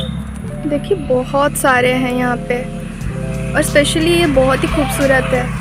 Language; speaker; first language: Hindi; native; Hindi